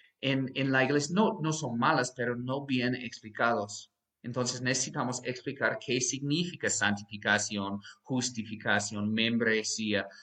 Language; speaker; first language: Spanish; non-native, fluent; English